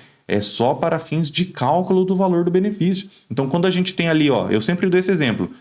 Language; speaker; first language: Portuguese; native; Portuguese